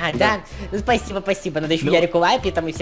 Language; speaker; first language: Russian; native; Russian